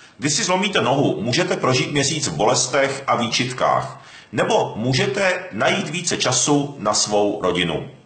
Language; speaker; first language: Czech; early bilingual, other home language; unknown